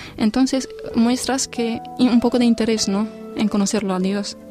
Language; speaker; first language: Spanish; non-native, fluent; Romanian